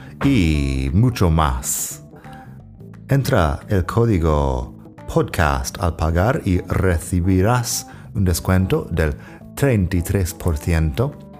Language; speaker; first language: Spanish; non-native, fluent; English